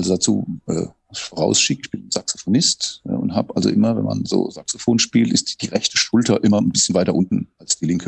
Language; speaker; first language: German; native; German